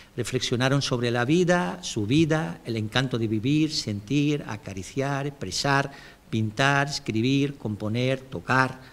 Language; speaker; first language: Spanish; non-native, fluent; Arabic